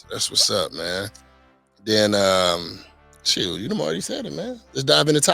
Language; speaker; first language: English; native; English